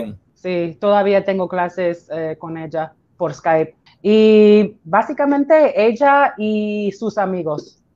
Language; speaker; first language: Spanish; non-native, learner; English